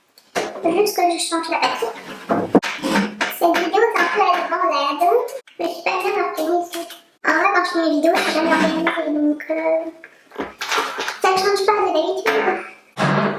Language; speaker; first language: French; native; French